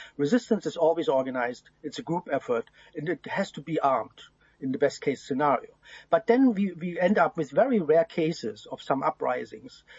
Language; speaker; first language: English; non-native, fluent; German